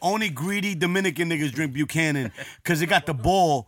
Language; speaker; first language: English; native; English